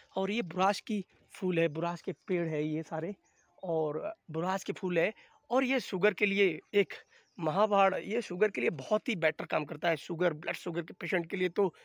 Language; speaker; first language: Hindi; non-native, local second language; Bangla